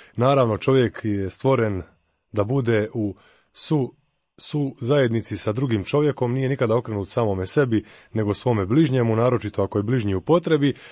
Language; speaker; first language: Croatian; native; Croatian